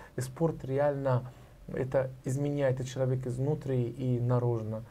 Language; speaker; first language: Russian; non-native, learner; Arabic